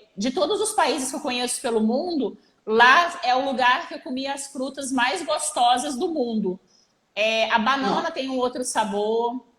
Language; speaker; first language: Portuguese; native; Portuguese